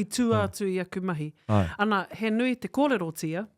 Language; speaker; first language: Māori; non-native, local second language; English